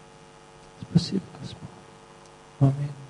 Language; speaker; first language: Russian; non-native, learner; English